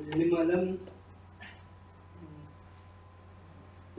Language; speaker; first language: Arabic; non-native, learner; Urdu